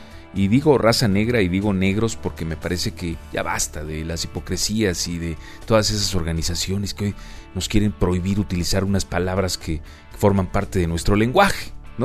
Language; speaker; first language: Spanish; native; Spanish